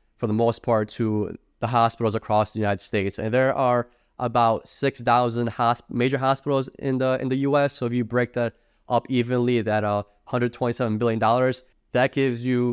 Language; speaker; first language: English; native; English